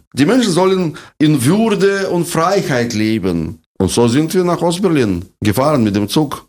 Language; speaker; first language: German; non-native, fluent; Russian